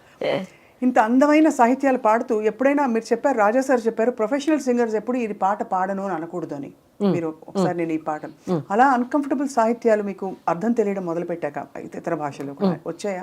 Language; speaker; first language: Telugu; native; Telugu